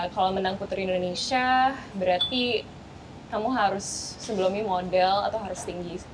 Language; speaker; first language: Indonesian; non-native, fluent; English